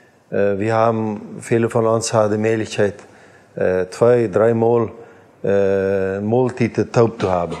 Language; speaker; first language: German; non-native, learner; Plautdietsch